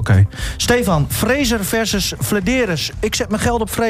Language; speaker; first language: Dutch; native; Dutch